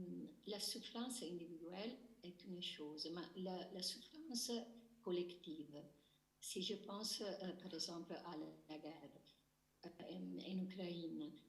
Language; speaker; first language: French; non-native, learner; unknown